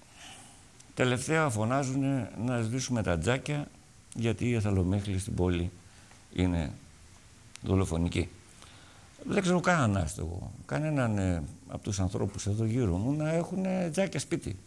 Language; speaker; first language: Greek; native; Greek